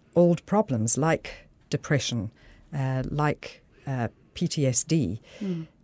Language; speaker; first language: English; native; English